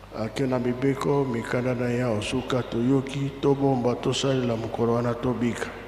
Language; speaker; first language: Lingala; non-native, local second language; Kongo